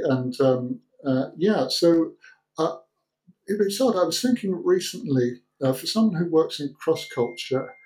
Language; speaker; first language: English; native; English